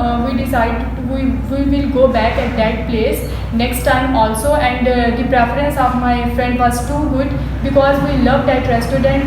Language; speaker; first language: English; non-native, local second language; Urdu